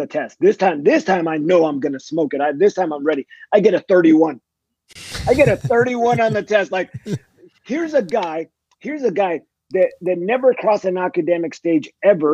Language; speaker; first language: English; native; English